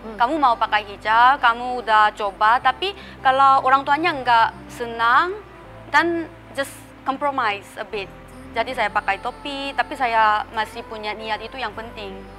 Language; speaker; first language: Indonesian; non-native, fluent; Korean